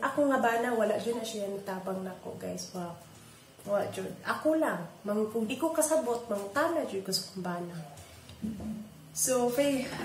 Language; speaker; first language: Filipino; non-native, local second language; Cebuano